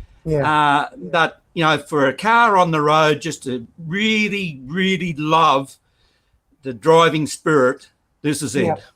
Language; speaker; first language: English; native; English